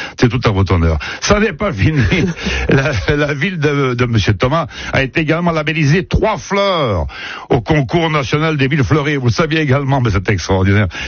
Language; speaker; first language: French; native; French